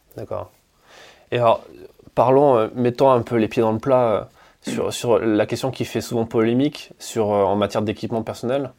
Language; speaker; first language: French; native; French